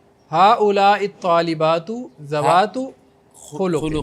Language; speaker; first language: Arabic; non-native, fluent; Urdu